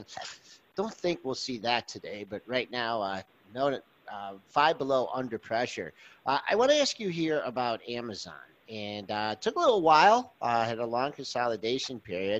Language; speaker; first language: English; native; English